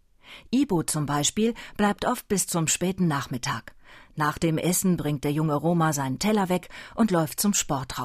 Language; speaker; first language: German; native; German